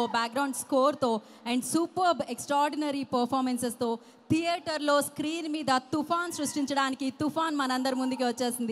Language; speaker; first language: Telugu; native; Telugu